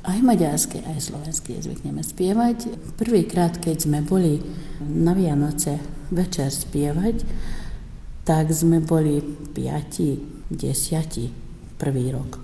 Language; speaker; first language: Slovak; early bilingual, heritage; Slovak